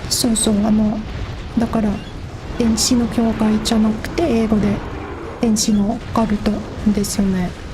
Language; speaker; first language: Japanese; non-native, learner; English